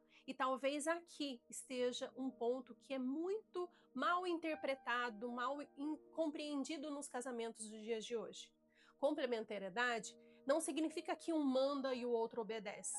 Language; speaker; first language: Portuguese; native; Portuguese